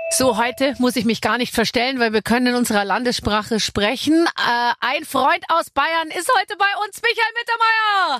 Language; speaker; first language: German; native; German